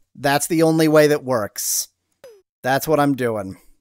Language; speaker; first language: English; native; English